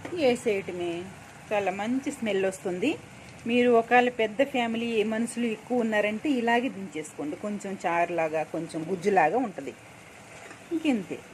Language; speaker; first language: Telugu; non-native, local second language; Urdu